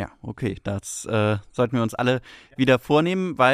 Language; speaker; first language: German; native; German